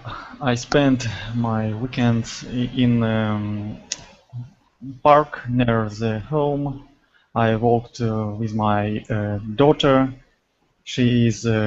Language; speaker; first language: English; non-native, learner; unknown